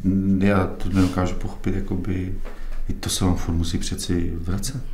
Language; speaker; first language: Czech; native; Czech